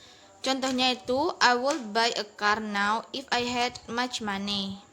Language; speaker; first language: English; non-native, learner; Indonesian